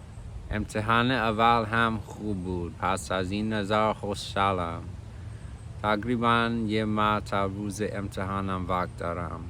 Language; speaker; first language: Persian; non-native, fluent; English